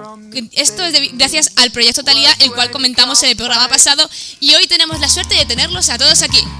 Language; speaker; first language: Spanish; native; Spanish